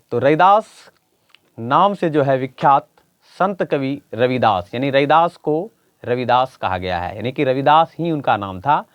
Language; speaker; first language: Hindi; native; Hindi